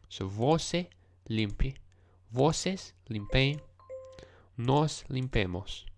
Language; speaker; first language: Portuguese; non-native, learner; English